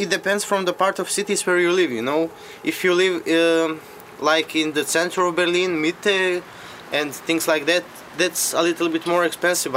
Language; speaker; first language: English; non-native, fluent; Serbian